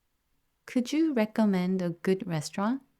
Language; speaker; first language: English; non-native, fluent; Korean